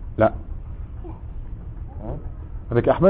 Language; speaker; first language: Arabic; non-native, fluent; French